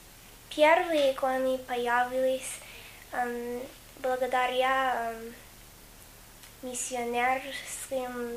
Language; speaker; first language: Russian; non-native, fluent; English